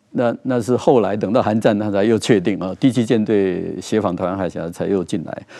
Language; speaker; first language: Chinese; native; Chinese